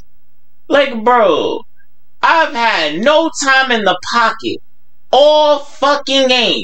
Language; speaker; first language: English; native; English